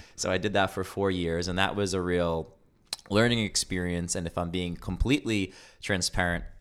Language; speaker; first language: English; early bilingual, other home language; Greek